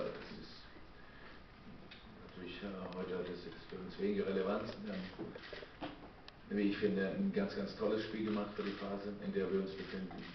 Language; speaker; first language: German; native; German